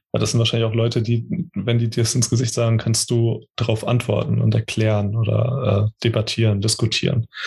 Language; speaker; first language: German; early bilingual, other home language; Portuguese